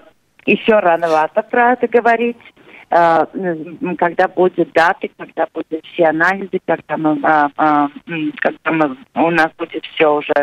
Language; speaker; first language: Russian; non-native, local second language; Latvian